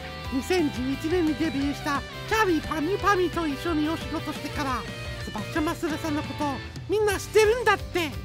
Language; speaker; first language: Japanese; non-native, fluent; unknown